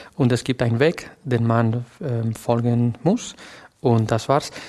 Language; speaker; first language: German; non-native, fluent; Spanish